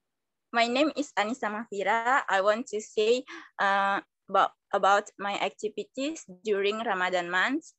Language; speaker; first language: English; non-native, learner; Indonesian